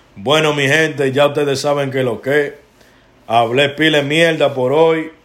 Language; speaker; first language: Spanish; early bilingual, heritage; Spanish